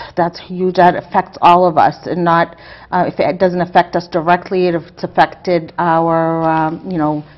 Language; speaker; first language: English; native; English